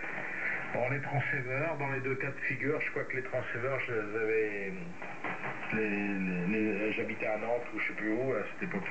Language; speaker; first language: French; native; French